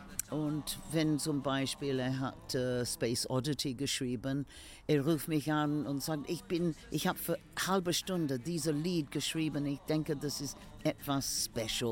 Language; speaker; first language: German; non-native, learner; English